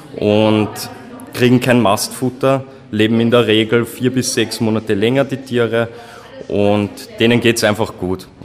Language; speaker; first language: German; native; German